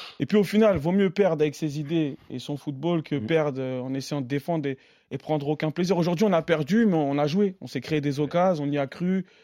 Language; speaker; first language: French; native; French